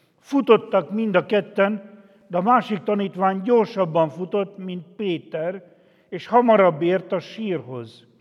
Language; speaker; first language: Hungarian; native; Hungarian